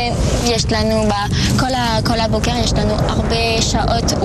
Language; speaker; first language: Hebrew; non-native, learner; French